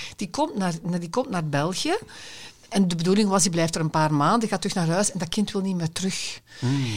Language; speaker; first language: Dutch; native; Dutch